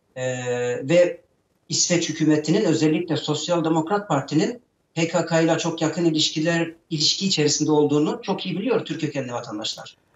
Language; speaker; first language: Turkish; native; Turkish